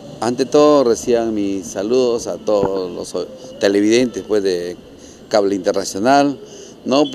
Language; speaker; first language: Spanish; native; Spanish